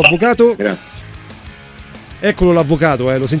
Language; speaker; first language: Italian; native; Italian